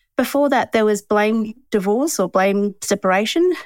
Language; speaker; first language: English; native; English